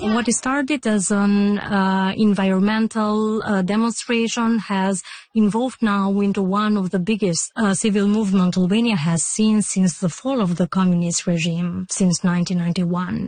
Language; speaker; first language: English; non-native, fluent; Albanian